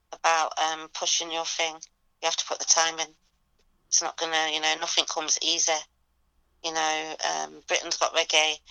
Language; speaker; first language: English; native; English